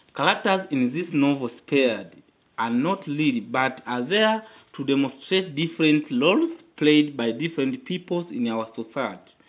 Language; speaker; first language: English; non-native, local second language; Swahili